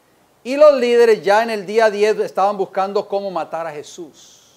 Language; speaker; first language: Spanish; native; Spanish